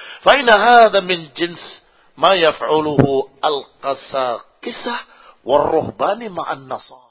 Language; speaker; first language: Arabic; non-native, fluent; Indonesian